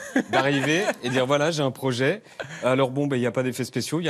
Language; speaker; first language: French; native; French